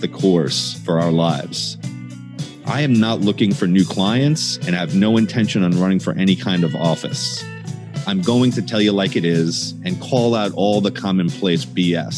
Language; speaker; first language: English; native; English